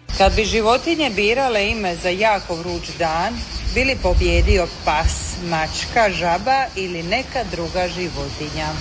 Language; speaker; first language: Serbian; native; Serbian